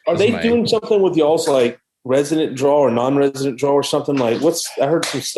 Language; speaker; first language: English; native; English